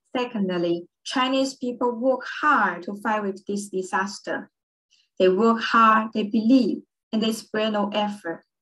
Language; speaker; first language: English; early bilingual, other home language; Chinese